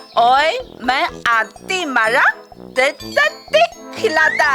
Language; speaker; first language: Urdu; non-native, learner; Chinese